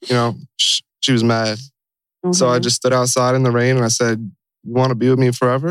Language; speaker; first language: English; native; English